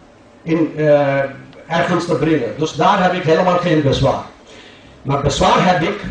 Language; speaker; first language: Dutch; non-native, fluent; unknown